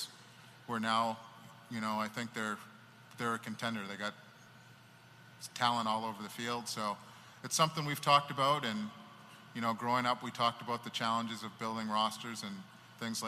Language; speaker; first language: English; native; English